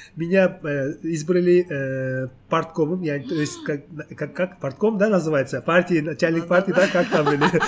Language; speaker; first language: Russian; non-native, local second language; Tajik